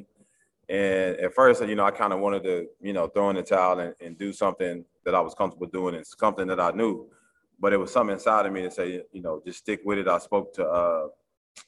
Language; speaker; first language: English; native; English